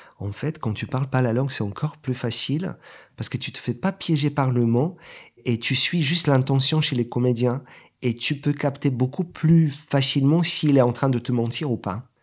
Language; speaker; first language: French; non-native, fluent; Bulgarian